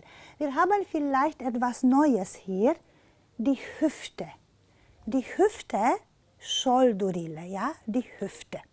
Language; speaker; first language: German; non-native, fluent; Romanian